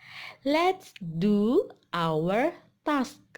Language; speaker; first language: English; non-native, fluent; Indonesian